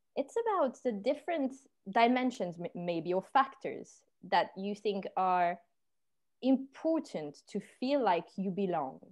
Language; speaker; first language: English; non-native, fluent; French